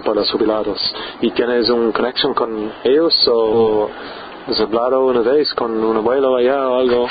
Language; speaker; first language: Spanish; non-native, learner; English